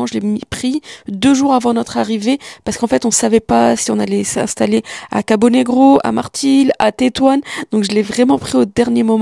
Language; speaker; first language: French; early bilingual, other home language; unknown